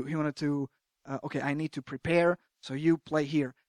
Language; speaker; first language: English; non-native, fluent; Slovak